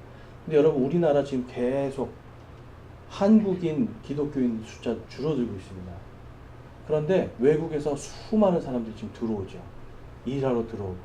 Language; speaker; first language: Korean; native; Korean